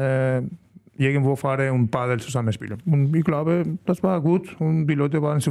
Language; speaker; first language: German; non-native, learner; Spanish